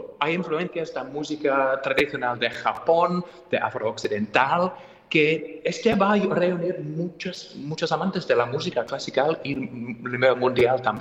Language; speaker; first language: Spanish; non-native, fluent; English